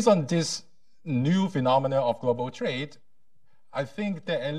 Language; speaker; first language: English; non-native, local second language; Cantonese